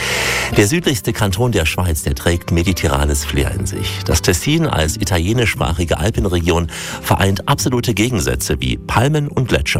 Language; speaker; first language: German; native; German